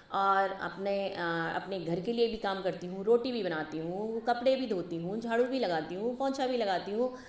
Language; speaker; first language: Hindi; native; Hindi